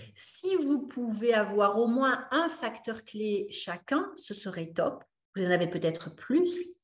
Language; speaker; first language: French; native; French